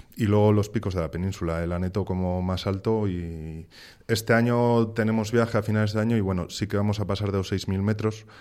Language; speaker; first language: Spanish; native; Spanish